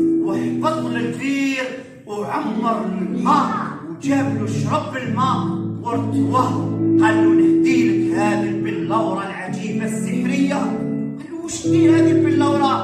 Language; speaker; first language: Arabic; native; Arabic